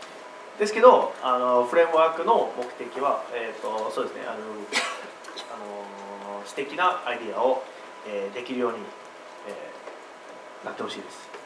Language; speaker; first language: Japanese; non-native, learner; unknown